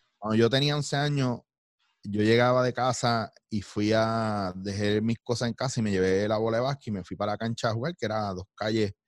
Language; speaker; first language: Spanish; native; Spanish